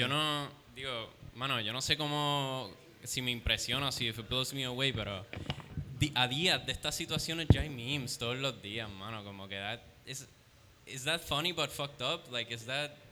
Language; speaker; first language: Spanish; early bilingual, heritage; Spanish